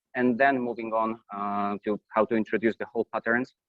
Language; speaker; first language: English; non-native, fluent; Polish